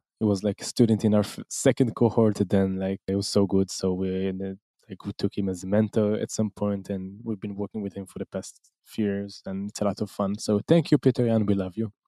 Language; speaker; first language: English; non-native, fluent; Hebrew